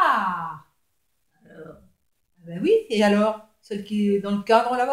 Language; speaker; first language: French; native; French